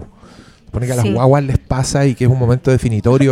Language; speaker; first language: Spanish; native; Spanish